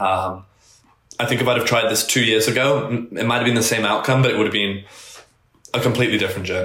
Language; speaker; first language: English; native; English